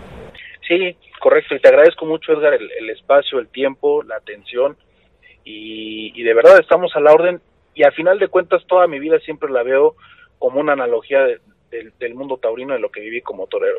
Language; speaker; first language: Spanish; native; Spanish